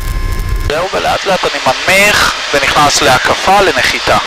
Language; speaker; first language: Hebrew; native; Hebrew